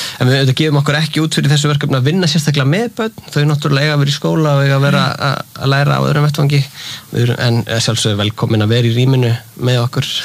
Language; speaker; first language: Icelandic; native; Icelandic